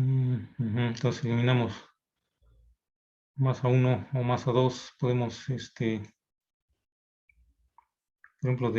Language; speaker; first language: Spanish; native; Spanish